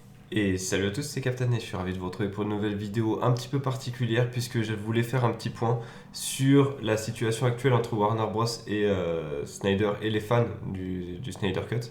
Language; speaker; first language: French; native; French